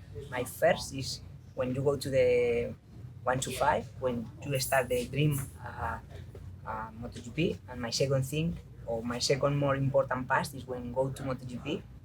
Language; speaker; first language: English; non-native, learner; Spanish